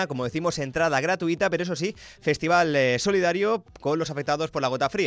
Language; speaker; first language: Spanish; native; Spanish